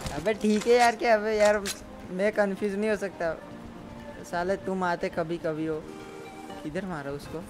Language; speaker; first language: Hindi; non-native, local second language; Gujarati